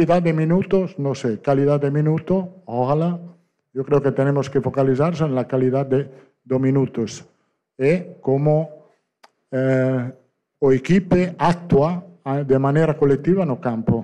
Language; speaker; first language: Portuguese; non-native, fluent; Italian